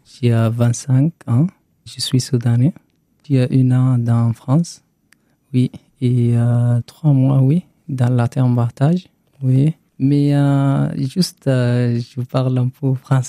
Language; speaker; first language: French; non-native, learner; Arabic